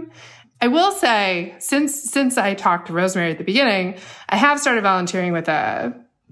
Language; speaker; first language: English; native; English